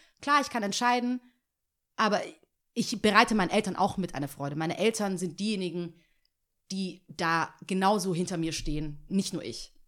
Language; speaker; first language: German; early bilingual, other home language; Tigrinya